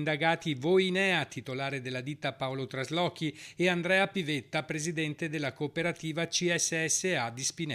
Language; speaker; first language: Italian; native; Italian